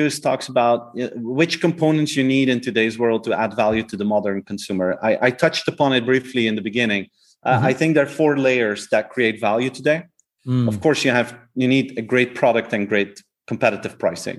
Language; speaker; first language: English; non-native, fluent; Dutch